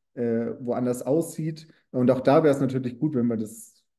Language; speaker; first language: German; native; German